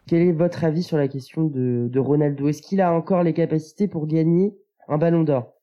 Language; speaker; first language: French; native; French